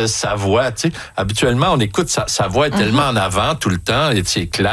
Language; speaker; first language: French; native; French